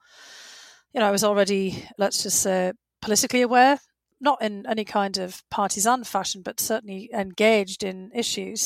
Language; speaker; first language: English; native; English